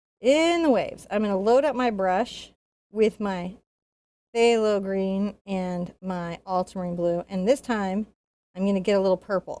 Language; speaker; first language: English; native; English